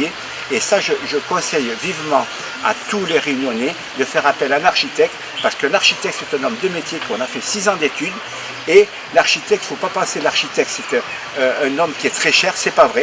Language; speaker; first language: French; native; French